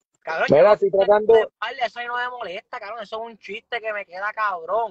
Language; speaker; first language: Spanish; native; Spanish